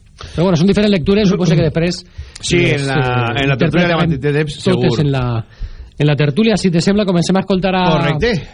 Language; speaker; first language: Catalan; native; Catalan